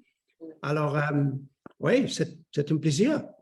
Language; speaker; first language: French; non-native, learner; Dutch